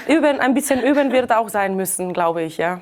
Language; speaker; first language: German; non-native, fluent; Catalan